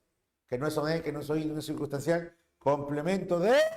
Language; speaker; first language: Spanish; native; Spanish